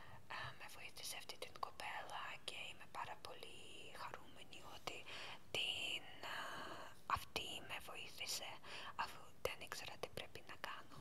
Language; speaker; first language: Greek; non-native, learner; Ukrainian